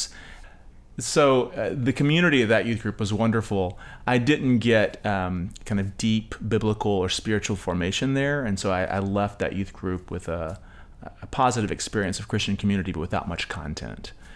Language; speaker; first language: English; native; English